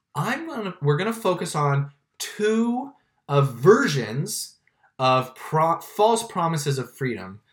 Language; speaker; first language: English; native; English